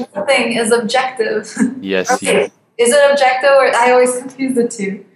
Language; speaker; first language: English; non-native, fluent; Turkish